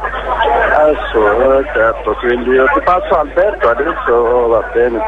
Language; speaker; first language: Italian; non-native, learner; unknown